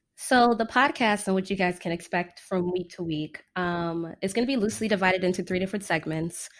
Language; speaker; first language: English; native; English